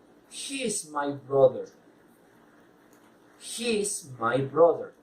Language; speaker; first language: English; non-native, fluent; Spanish